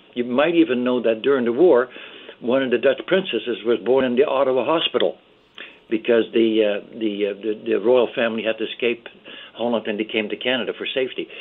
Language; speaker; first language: English; early bilingual, other home language; Dutch